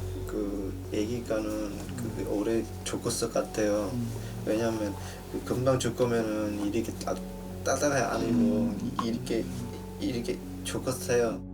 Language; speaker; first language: Korean; non-native, learner; Vietnamese